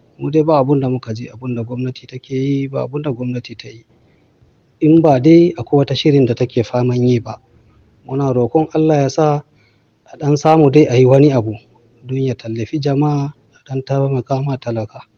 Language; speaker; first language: Hausa; native; Hausa